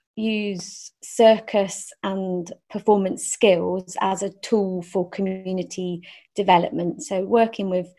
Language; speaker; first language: English; native; English